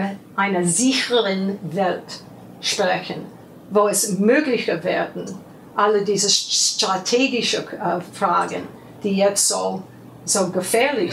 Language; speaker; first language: German; non-native, fluent; English